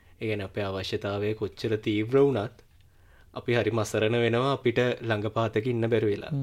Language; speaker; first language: Sinhala; native; Sinhala